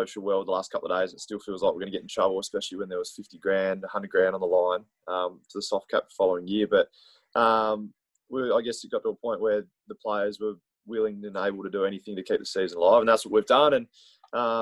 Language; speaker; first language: English; native; English